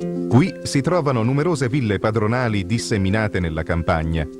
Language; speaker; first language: Italian; native; Italian